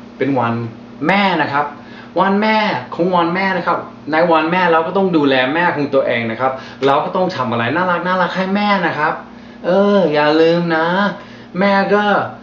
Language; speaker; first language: Thai; non-native, fluent; English